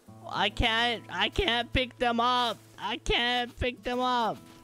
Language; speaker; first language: English; native; English